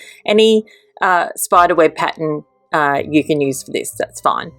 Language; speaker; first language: English; native; English